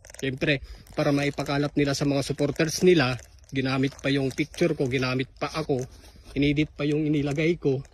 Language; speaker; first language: Filipino; non-native, local second language; Iloko